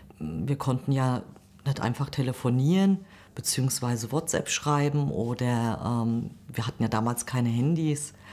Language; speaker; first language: German; early bilingual, other home language; Kurdish